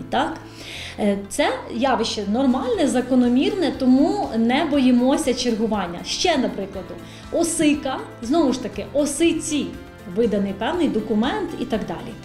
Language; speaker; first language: Ukrainian; native; Ukrainian